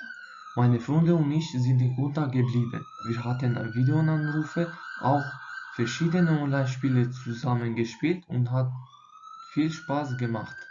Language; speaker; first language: German; non-native, fluent; Albanian